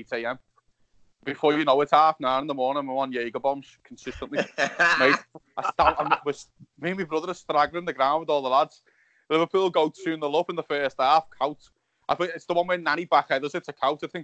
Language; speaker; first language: English; native; English